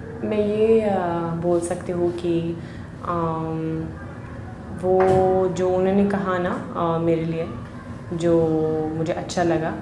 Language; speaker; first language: Hindi; non-native, learner; Swedish